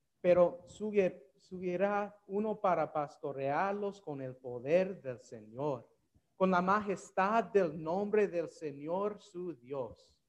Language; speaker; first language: Spanish; non-native, learner; English